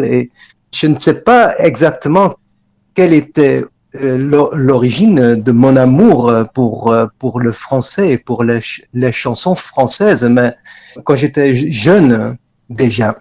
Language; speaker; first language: French; non-native, fluent; Dutch